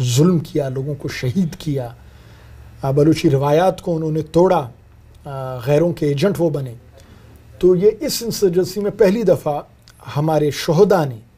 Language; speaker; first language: Urdu; non-native, local second language; Brahui